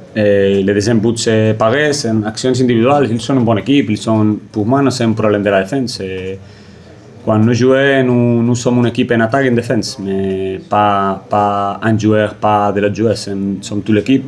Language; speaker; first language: French; non-native, fluent; Spanish